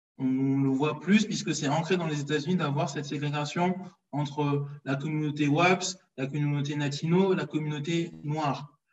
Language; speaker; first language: French; early bilingual, other home language; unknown